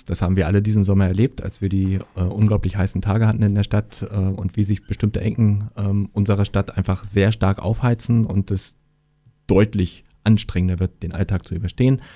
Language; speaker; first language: German; native; German